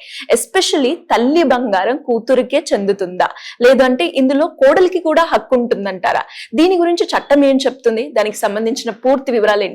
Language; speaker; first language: Telugu; native; Telugu